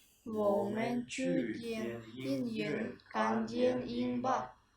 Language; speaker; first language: Chinese; non-native, learner; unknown